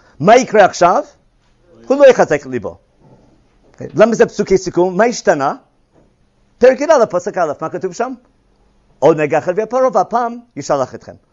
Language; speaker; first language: Hebrew; non-native, fluent; English